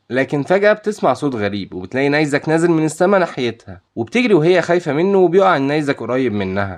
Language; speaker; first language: Arabic; native; Arabic